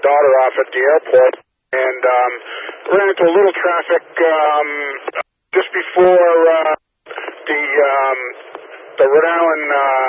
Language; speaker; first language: English; native; English